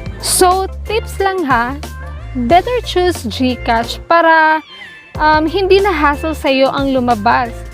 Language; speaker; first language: Filipino; non-native, local second language; Cebuano